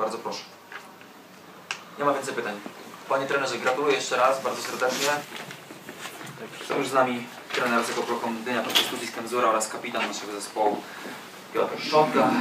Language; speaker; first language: Polish; native; Polish